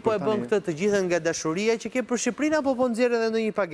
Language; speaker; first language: Albanian; native; Albanian